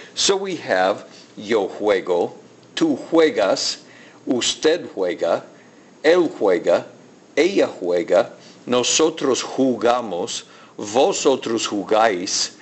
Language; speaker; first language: Spanish; non-native, fluent; English